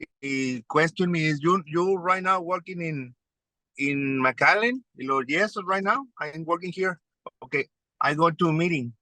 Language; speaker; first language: English; non-native, learner; Spanish